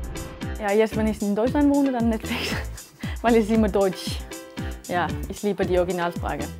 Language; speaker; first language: German; non-native, learner; Danish